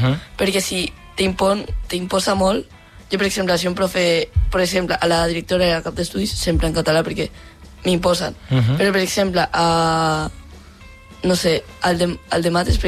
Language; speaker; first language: Catalan; non-native, local second language; Spanish